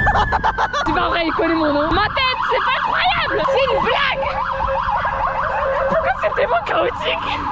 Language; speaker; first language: French; native; French